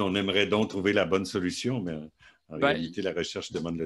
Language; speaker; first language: French; native; French